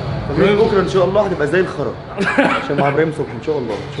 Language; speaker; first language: Arabic; native; Arabic